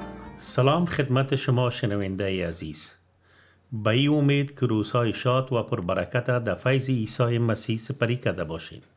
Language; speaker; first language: Persian; native; Persian